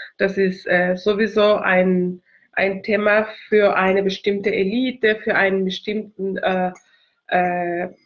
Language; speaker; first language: German; non-native, fluent; Spanish